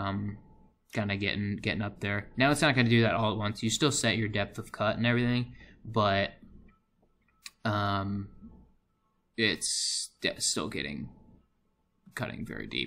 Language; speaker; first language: English; native; English